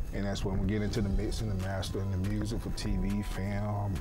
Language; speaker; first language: English; native; English